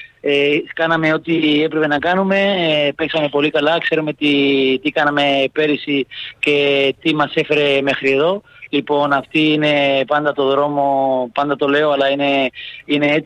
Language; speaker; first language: Greek; non-native, learner; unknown